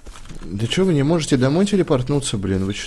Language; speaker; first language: Russian; native; Russian